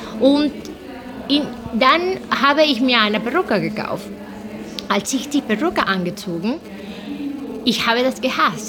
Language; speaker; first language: German; non-native, fluent; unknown